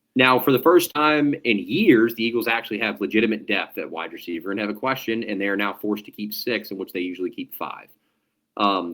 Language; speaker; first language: English; native; English